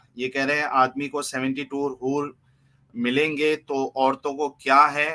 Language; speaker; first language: Hindi; native; Hindi